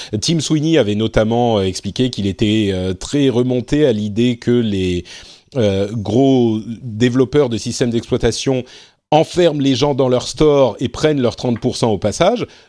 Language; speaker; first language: French; native; French